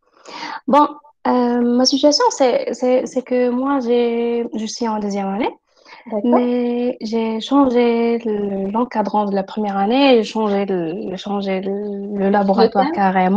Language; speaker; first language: French; non-native, local second language; Arabic